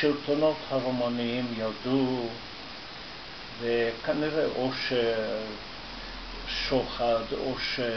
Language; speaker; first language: Hebrew; non-native, fluent; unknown